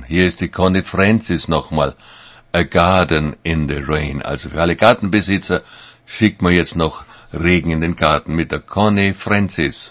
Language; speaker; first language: German; native; German